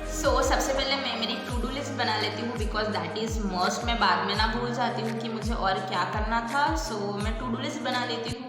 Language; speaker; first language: Hindi; non-native, local second language; Marathi